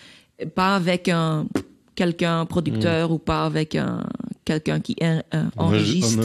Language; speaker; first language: French; non-native, learner; Dutch